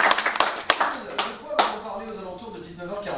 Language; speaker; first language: French; native; French